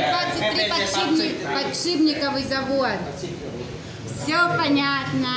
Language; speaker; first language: Russian; non-native, learner; Vietnamese